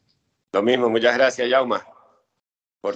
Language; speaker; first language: Spanish; native; Spanish